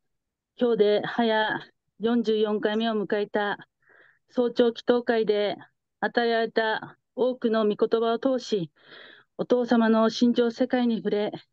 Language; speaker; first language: Japanese; native; Japanese